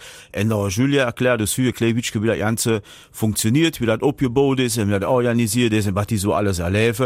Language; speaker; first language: German; native; German